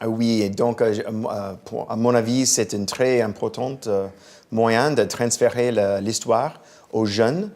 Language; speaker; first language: French; non-native, fluent; English